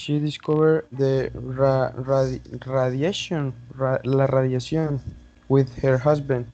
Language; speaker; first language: English; non-native, learner; Spanish